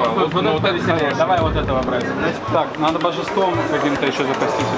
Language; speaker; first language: Russian; native; Russian